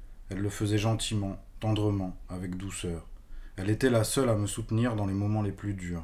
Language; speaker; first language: French; native; French